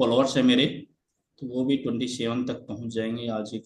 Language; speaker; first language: Hindi; native; Hindi